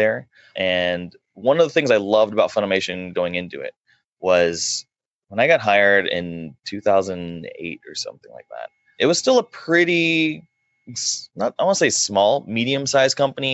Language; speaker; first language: English; native; English